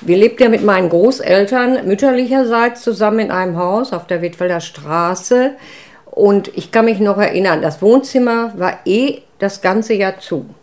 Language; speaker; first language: German; native; German